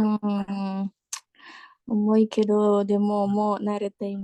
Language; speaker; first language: Japanese; non-native, learner; Indonesian